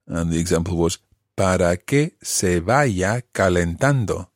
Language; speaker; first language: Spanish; non-native, fluent; English